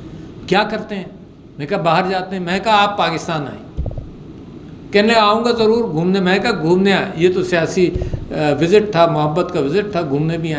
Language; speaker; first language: Urdu; native; Urdu